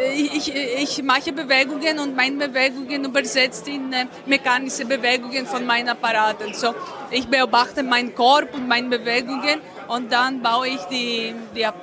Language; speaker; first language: German; non-native, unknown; Greek